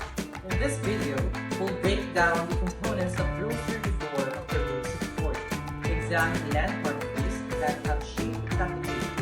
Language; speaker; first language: English; non-native, local second language; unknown